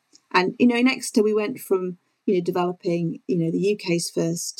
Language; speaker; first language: English; native; English